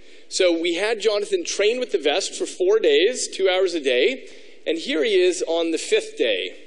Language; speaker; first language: English; native; English